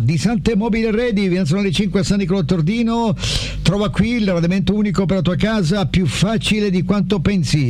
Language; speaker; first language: Italian; native; Italian